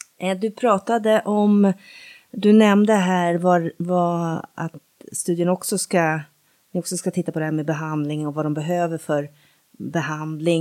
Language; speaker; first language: Swedish; native; Swedish